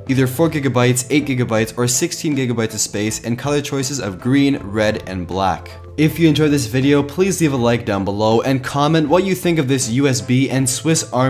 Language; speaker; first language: English; native; English